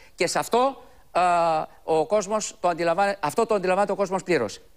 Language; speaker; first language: Greek; native; Greek